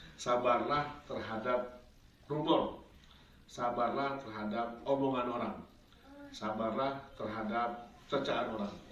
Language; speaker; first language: Indonesian; native; Indonesian